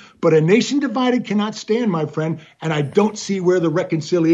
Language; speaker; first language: English; native; English